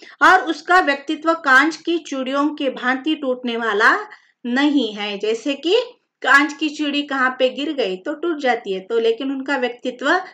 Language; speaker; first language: Hindi; non-native, local second language; Marathi